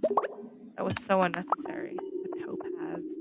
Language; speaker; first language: English; native; English